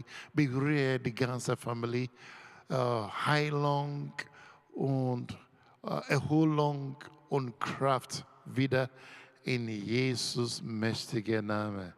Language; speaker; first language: German; non-native, learner; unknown